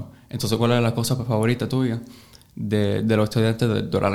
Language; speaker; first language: Spanish; early bilingual, heritage; English